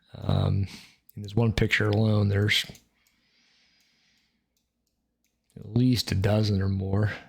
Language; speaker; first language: English; native; English